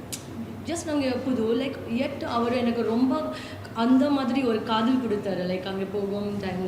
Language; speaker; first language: Tamil; non-native, learner; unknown